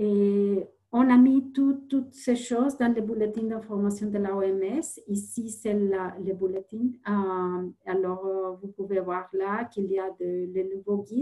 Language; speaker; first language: French; non-native, fluent; Spanish